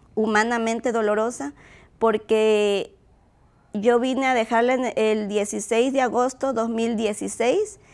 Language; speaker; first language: Spanish; native; Spanish